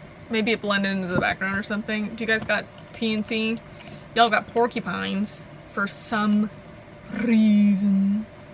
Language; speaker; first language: English; native; English